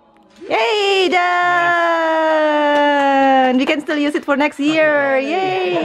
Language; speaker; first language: English; non-native, fluent; Indonesian